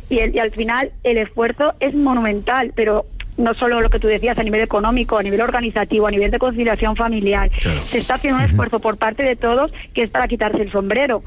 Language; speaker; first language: Spanish; native; Spanish